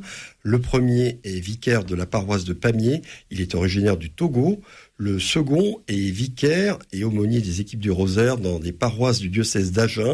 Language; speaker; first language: French; native; French